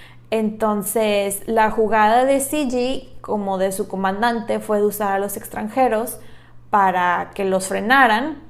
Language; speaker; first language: Spanish; native; Spanish